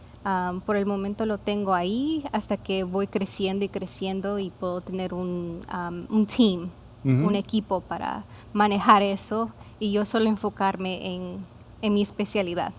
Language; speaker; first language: Spanish; early bilingual, heritage; Spanish